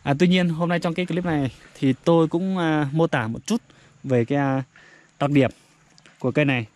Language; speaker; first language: Vietnamese; non-native, local second language; Iu Mien